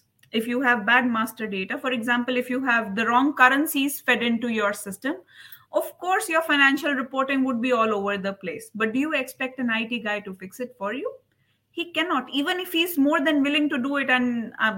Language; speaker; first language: English; non-native, local second language; Hindi